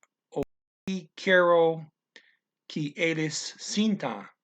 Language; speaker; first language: Portuguese; non-native, learner; English